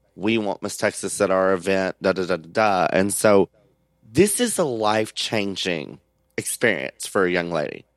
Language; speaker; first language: English; native; English